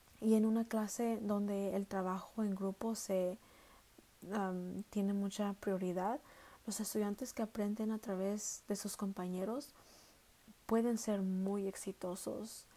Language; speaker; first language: Spanish; early bilingual, heritage; Spanish